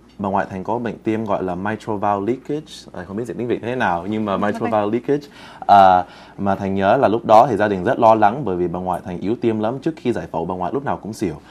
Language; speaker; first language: Vietnamese; early bilingual, heritage; Vietnamese